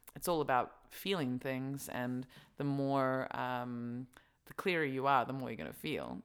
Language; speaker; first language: English; native; English